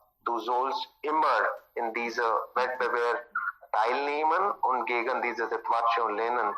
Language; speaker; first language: German; non-native, learner; Hindi